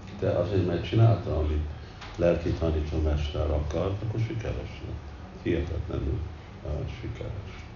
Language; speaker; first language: Hungarian; early bilingual, heritage; Hungarian